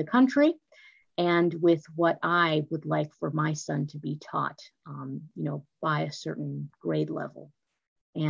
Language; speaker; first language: English; native; English